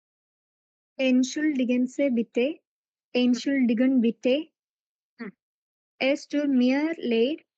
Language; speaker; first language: German; non-native, learner; Malayalam